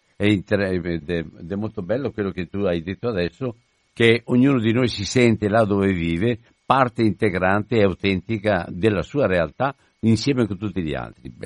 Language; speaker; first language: Italian; native; Italian